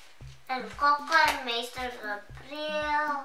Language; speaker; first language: Dutch; early bilingual, other home language; Indonesian